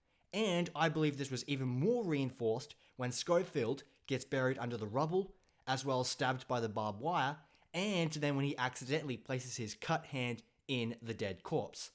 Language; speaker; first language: English; native; English